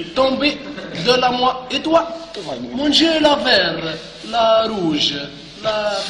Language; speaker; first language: French; non-native, local second language; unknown